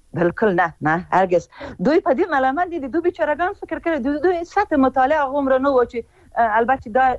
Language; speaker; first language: Pashto; non-native, local second language; Persian